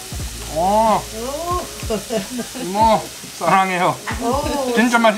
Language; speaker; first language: Korean; non-native, learner; English